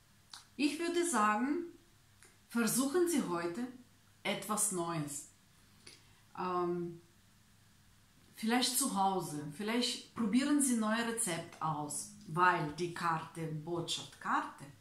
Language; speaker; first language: German; non-native, fluent; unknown